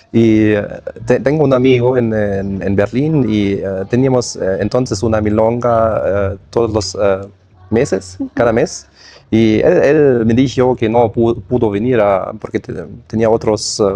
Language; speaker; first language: Spanish; non-native, fluent; German